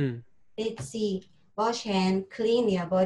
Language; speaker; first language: English; non-native, learner; Japanese